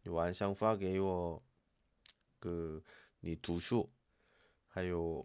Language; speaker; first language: Chinese; non-native, learner; Korean